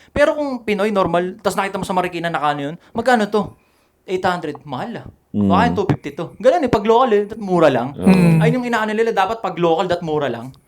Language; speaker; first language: Filipino; native; Filipino